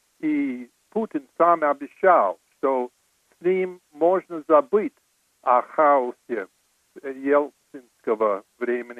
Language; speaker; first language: Russian; non-native, fluent; English